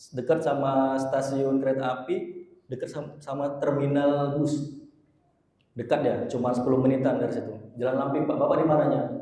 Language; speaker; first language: Indonesian; native; Indonesian